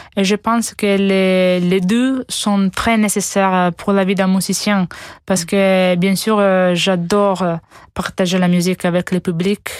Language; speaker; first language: French; non-native, fluent; Italian